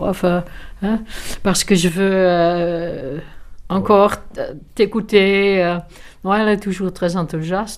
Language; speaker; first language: French; non-native, fluent; Dutch